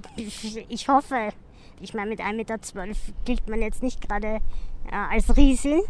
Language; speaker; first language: German; native; German